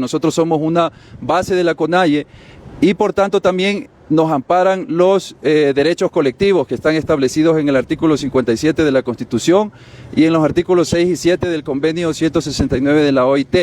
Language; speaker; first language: Spanish; native; Spanish